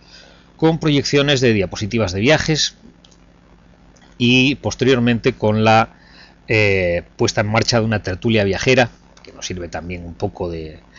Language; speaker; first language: Spanish; native; Spanish